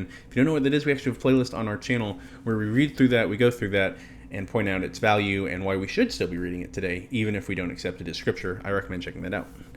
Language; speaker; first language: English; native; English